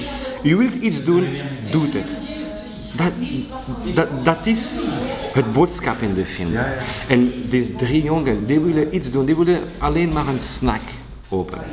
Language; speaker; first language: Dutch; non-native, local second language; French